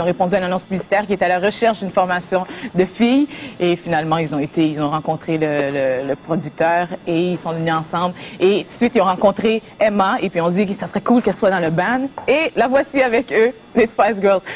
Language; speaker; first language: French; native; French